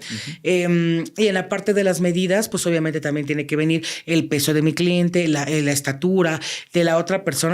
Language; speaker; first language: Spanish; native; Spanish